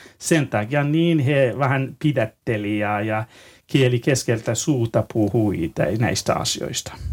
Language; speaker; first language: Finnish; non-native, fluent; Persian